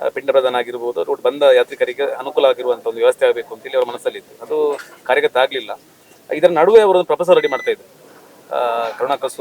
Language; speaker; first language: Kannada; native; Kannada